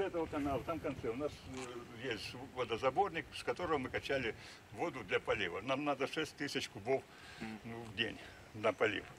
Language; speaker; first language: Russian; native; Russian